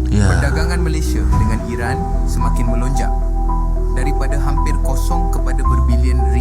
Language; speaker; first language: Malay; native; Malay